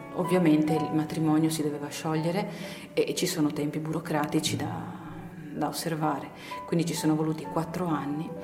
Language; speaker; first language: Italian; native; Italian